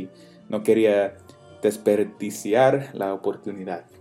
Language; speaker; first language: Spanish; non-native, fluent; English